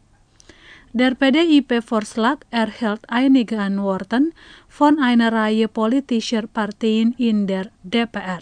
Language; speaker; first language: German; non-native, fluent; Indonesian